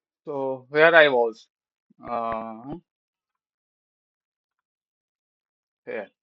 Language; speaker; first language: English; non-native, local second language; Hindi